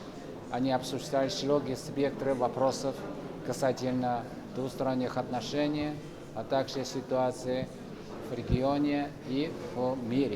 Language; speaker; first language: Russian; non-native, fluent; Chinese